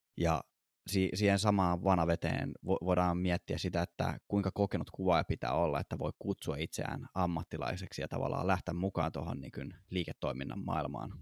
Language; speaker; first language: Finnish; native; Finnish